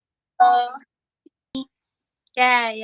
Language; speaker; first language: English; non-native, learner; Chinese